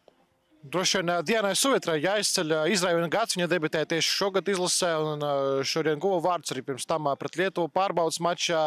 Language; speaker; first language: Latvian; native; Latvian